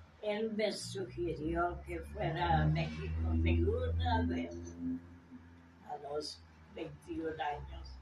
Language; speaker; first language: Spanish; non-native, fluent; English